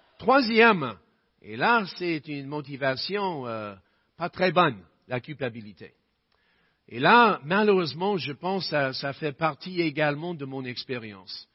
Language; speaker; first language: French; non-native, fluent; English